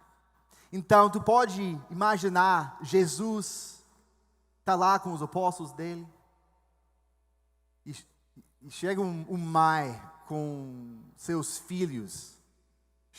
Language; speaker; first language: Portuguese; non-native, fluent; English